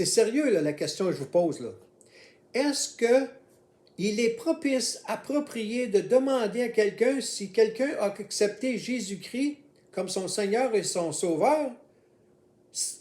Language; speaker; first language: French; native; French